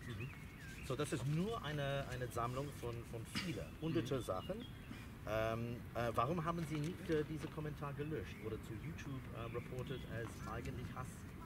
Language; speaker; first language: German; non-native, fluent; English